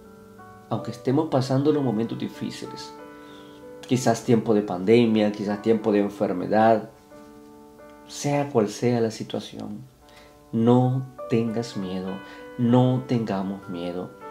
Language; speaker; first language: Spanish; native; Spanish